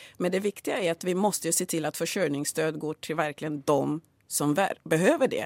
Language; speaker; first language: Swedish; early bilingual, other home language; Swahili